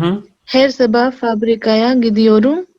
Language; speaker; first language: Turkish; non-native, learner; Urdu